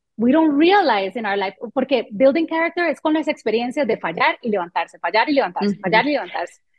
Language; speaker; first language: Spanish; early bilingual, other home language; French